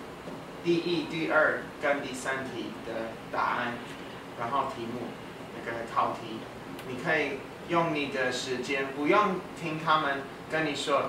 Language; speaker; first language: Chinese; non-native, fluent; English